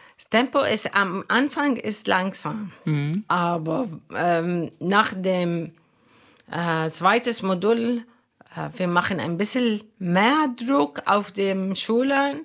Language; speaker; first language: German; non-native, learner; Arabic